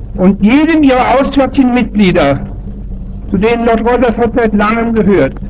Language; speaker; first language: German; native; German